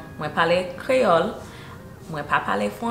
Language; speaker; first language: French; non-native, learner; Haitian Creole